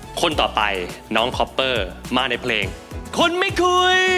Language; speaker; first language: Thai; native; Thai